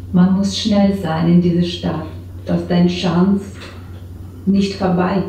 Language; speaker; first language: German; non-native, learner; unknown